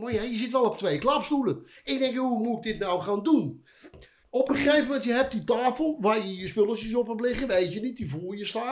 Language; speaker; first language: Dutch; native; Dutch